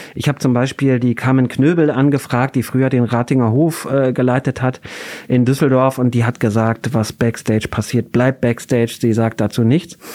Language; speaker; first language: German; native; German